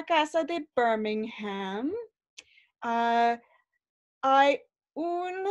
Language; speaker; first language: Spanish; non-native, learner; English